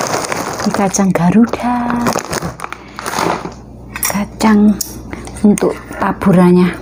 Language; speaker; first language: Indonesian; non-native, local second language; Javanese